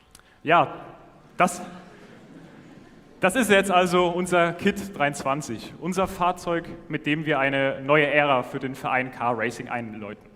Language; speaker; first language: German; native; German